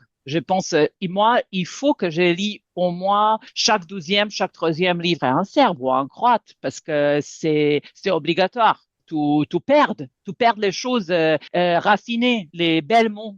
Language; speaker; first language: French; non-native, fluent; Serbian